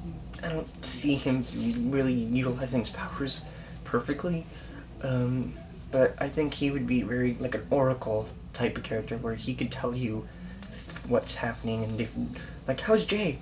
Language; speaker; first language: English; native; English